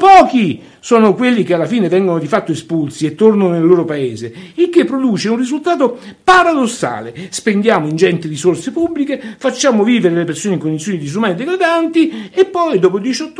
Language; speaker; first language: Italian; native; Italian